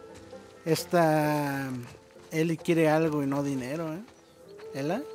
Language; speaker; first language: Spanish; native; Spanish